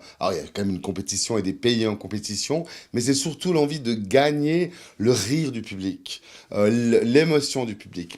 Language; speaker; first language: French; native; French